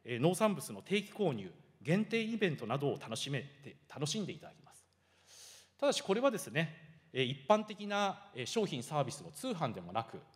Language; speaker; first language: Japanese; native; Japanese